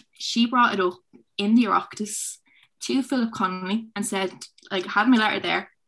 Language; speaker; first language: English; native; English